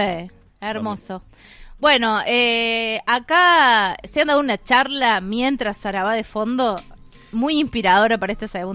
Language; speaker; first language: Spanish; native; Spanish